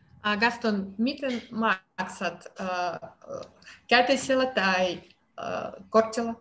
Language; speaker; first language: Finnish; non-native, learner; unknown